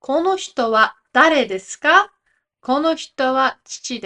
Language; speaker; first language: Japanese; non-native, fluent; English